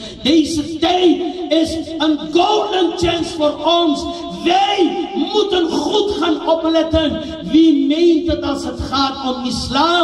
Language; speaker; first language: Dutch; non-native, local second language; Urdu